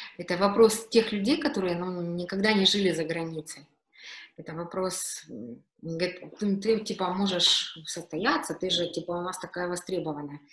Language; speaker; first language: Russian; native; Russian